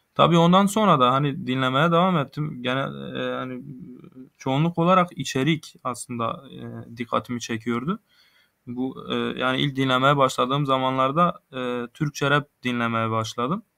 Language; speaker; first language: Turkish; non-native, local second language; Kurdish